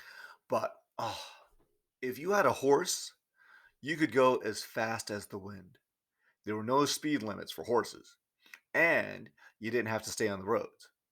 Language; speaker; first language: English; native; English